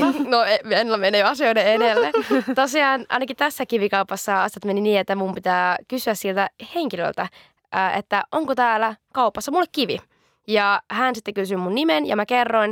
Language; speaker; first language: Finnish; native; Finnish